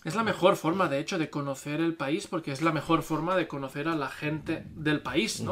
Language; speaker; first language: Spanish; native; Spanish